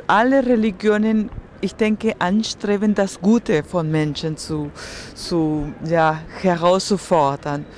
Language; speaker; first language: German; non-native, fluent; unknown